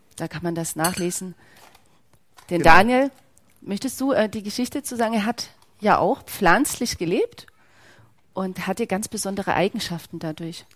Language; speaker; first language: German; non-native, fluent; Greek